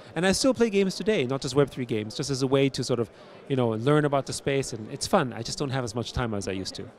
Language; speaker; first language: English; early bilingual, other home language; German